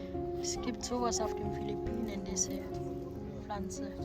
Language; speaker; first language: German; non-native, fluent; Waray